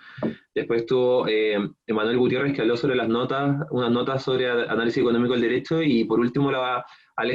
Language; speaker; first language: Spanish; native; Spanish